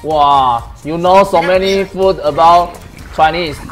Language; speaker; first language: English; non-native, learner; Chinese